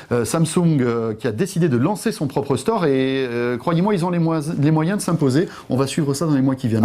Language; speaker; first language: French; native; French